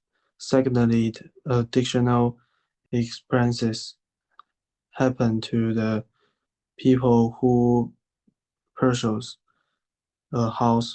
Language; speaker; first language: English; non-native, learner; Chinese